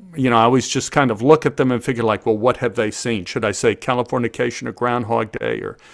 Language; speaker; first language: English; native; English